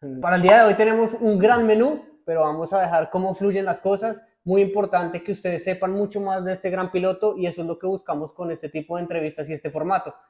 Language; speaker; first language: Spanish; native; Spanish